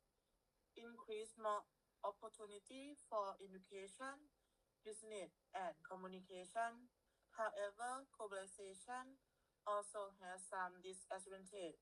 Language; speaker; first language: English; non-native, learner; Thai